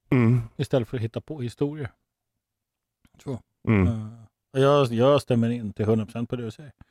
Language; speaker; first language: Swedish; native; Swedish